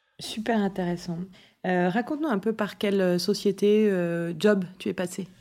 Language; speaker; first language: French; native; French